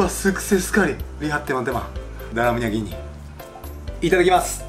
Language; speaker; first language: Indonesian; non-native, fluent; Japanese